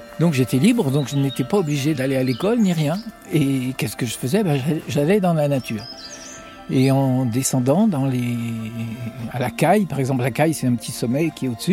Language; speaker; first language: French; native; French